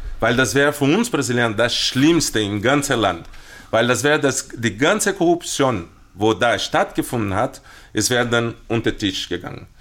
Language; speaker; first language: German; non-native, fluent; Portuguese